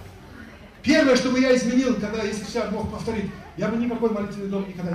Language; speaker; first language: Russian; native; Russian